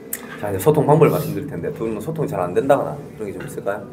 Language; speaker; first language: Korean; native; Korean